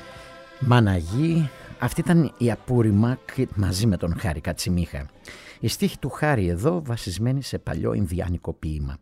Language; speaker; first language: Greek; native; Greek